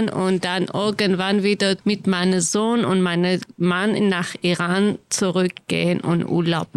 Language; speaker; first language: German; non-native, learner; Kurdish